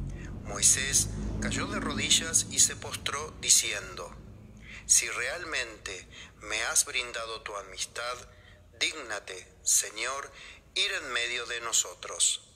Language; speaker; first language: Spanish; native; Spanish